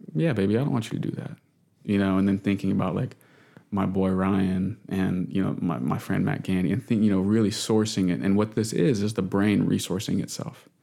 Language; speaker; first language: English; native; English